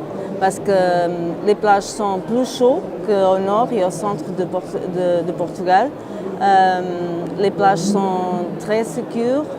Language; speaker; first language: French; non-native, fluent; Portuguese